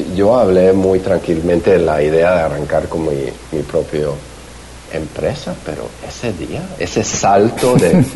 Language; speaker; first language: Spanish; early bilingual, heritage; Spanish